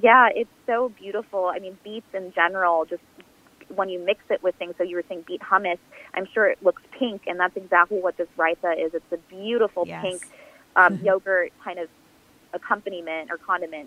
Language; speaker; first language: English; native; English